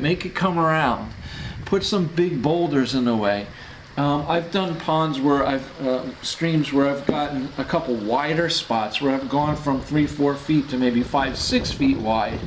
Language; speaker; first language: English; native; English